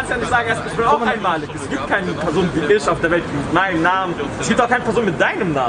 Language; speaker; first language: German; early bilingual, other home language; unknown